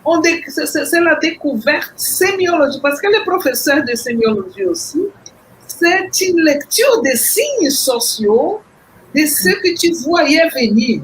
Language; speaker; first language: French; non-native, fluent; Portuguese